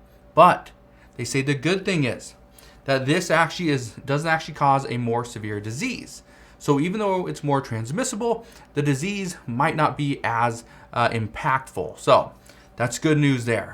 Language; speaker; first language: English; native; English